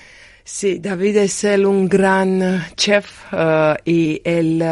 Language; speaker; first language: Spanish; non-native, learner; Georgian